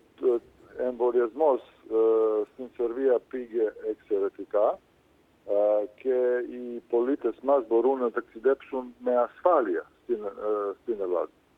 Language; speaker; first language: Greek; non-native, fluent; Serbian